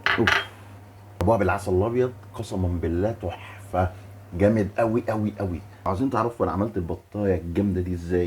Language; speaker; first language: Arabic; native; Arabic